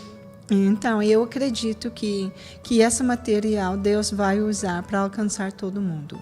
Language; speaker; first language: Portuguese; non-native, fluent; English